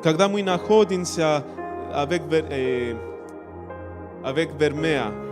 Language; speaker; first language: Russian; non-native, learner; Spanish